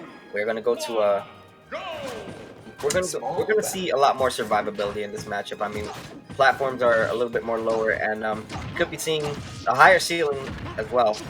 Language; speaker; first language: English; native; English